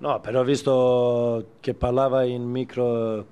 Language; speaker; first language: Italian; non-native, fluent; Swedish